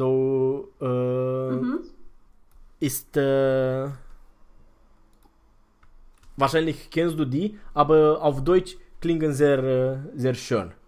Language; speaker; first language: German; non-native, fluent; Romanian